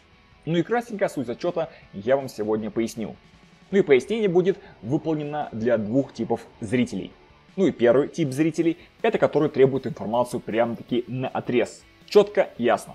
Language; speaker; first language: Russian; native; Russian